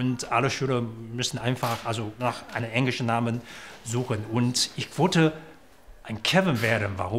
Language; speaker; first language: German; non-native, fluent; Chinese